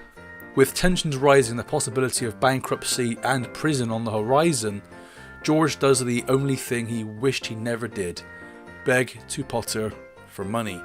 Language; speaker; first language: English; native; English